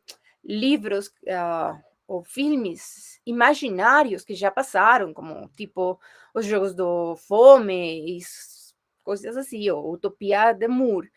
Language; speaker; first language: Portuguese; non-native, fluent; Spanish